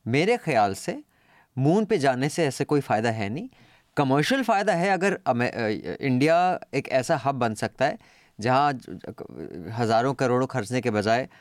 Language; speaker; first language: Hindi; native; Hindi